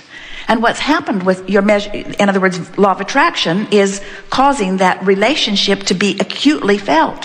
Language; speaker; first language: English; native; English